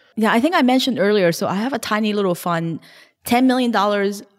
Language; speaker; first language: English; non-native, local second language; Cantonese